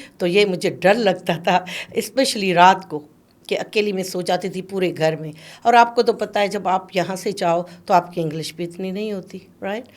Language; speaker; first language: Urdu; non-native, local second language; Sindhi